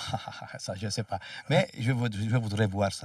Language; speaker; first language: French; non-native, fluent; Turkish